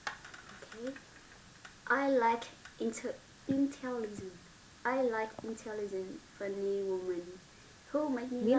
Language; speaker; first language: English; non-native, learner; Vietnamese